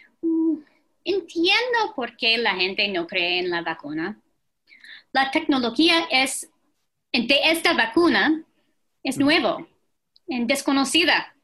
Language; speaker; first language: Spanish; non-native, fluent; English